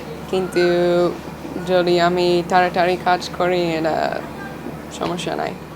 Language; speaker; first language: Bangla; non-native, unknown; English